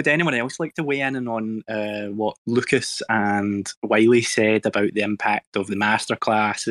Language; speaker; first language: English; native; English